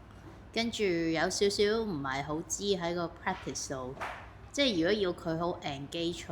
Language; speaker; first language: Cantonese; native; Cantonese